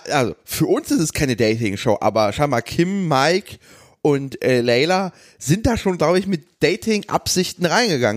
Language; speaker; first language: German; native; German